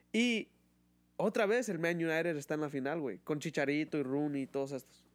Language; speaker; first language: Spanish; early bilingual, heritage; Spanish